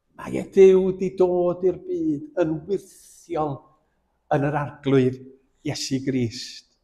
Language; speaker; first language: Welsh; native; Welsh